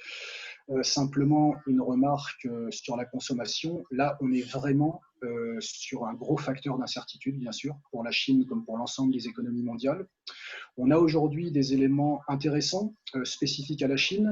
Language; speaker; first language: French; native; French